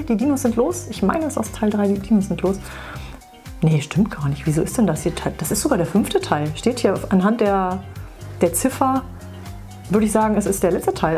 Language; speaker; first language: German; native; German